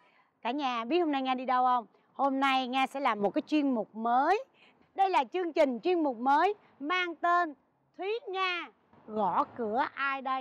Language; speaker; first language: Vietnamese; native; Vietnamese